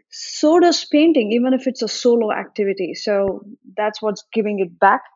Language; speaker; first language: English; non-native, local second language; Marathi